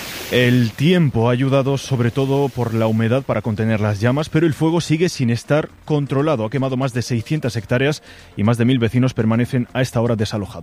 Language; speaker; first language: Spanish; native; Spanish